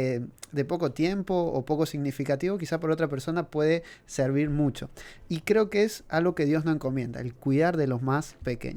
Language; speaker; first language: Spanish; native; Spanish